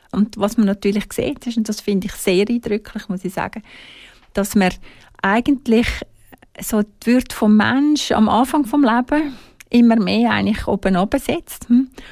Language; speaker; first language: German; native; German